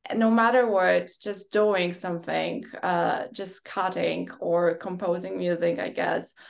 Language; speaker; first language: English; non-native, fluent; Polish